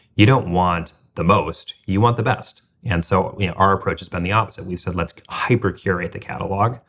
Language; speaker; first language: English; native; English